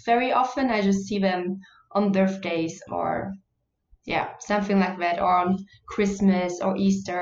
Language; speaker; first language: English; non-native, fluent; German